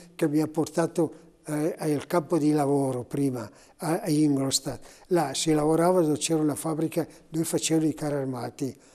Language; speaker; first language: Italian; native; Italian